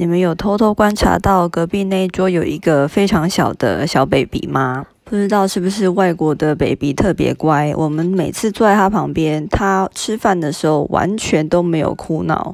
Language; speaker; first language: Chinese; native; Chinese